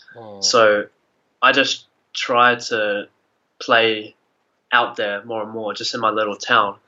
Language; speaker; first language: English; native; English